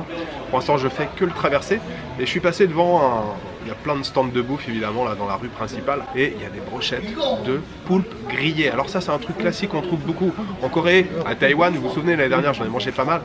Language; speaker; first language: French; native; French